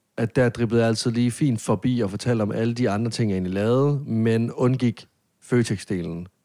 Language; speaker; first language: Danish; native; Danish